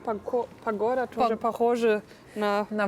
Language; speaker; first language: Russian; non-native, learner; German